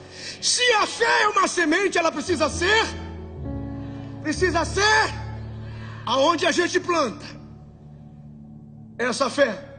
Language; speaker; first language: Portuguese; native; Portuguese